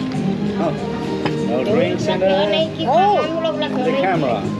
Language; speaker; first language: English; non-native, fluent; Swedish